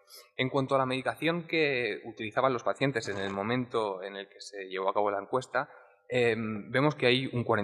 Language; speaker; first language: Spanish; native; Spanish